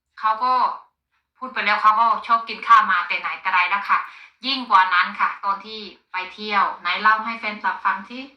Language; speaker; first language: Thai; native; Thai